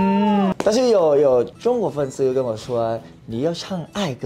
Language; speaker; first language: Chinese; non-native, learner; Thai